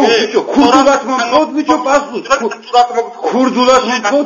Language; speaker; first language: Georgian; native; Georgian